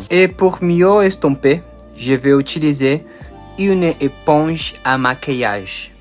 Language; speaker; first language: French; non-native, learner; Portuguese